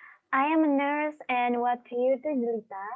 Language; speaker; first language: English; non-native, learner; Indonesian